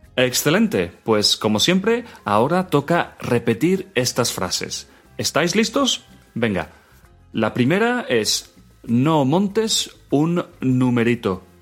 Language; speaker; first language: Spanish; native; Spanish